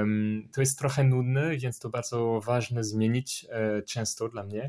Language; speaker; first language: Polish; non-native, learner; French